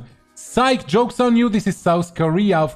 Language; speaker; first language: English; non-native, fluent; French